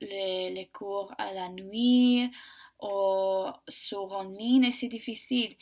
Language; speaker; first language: French; non-native, learner; English